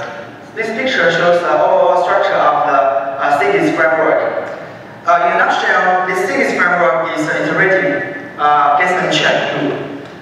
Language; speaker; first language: English; non-native, fluent; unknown